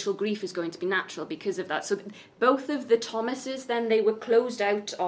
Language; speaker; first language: English; native; English